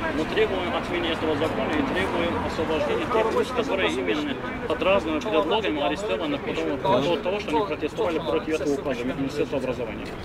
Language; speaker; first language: Russian; non-native, local second language; Azerbaijani